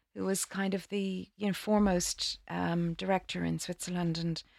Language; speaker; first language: English; native; English